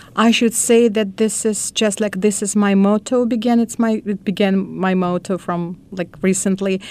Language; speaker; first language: English; non-native, fluent; Russian